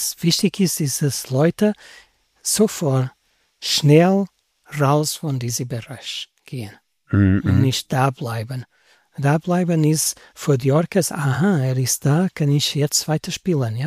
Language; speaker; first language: German; non-native, learner; Portuguese